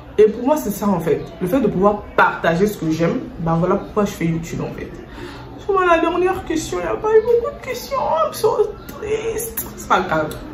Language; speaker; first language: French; native; French